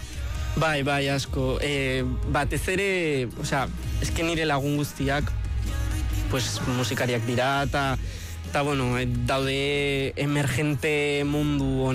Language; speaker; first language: Basque; non-native, local second language; Spanish